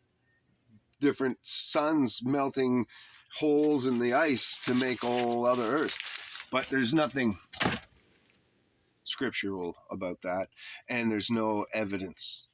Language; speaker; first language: English; native; English